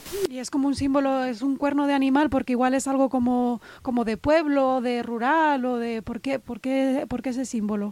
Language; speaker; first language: Spanish; native; Spanish